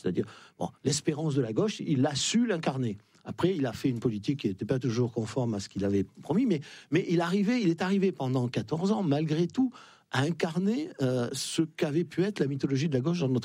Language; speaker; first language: French; native; French